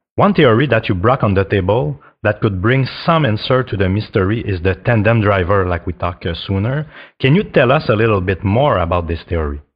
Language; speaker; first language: English; non-native, fluent; French